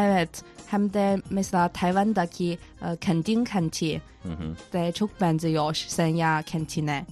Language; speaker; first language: Turkish; non-native, fluent; Chinese